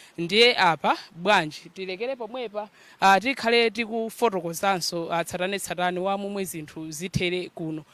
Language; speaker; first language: Nyanja; native; Nyanja